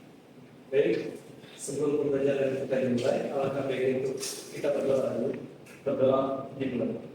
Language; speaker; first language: Indonesian; native; Indonesian